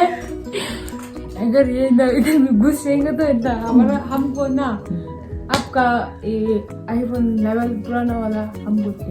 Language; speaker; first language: Hindi; non-native, local second language; Tibetan